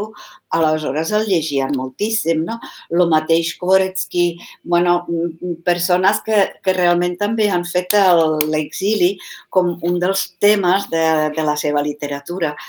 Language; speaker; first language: Catalan; non-native, fluent; Czech